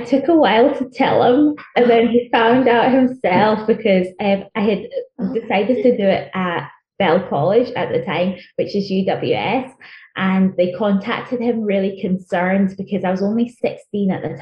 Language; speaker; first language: English; non-native, local second language; Nyanja